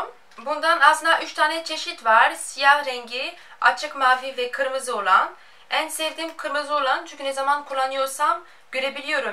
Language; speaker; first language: Turkish; non-native, fluent; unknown